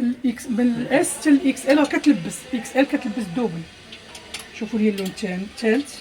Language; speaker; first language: Arabic; native; Arabic